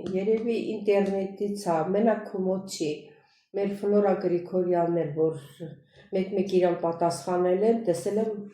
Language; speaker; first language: Armenian; native; Armenian